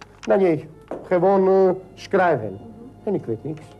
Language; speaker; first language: Dutch; non-native, learner; Romany